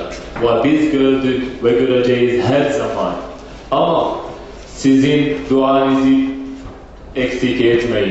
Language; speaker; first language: Turkish; non-native, fluent; Arabic